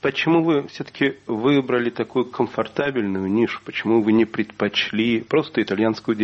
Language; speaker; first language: Russian; native; Russian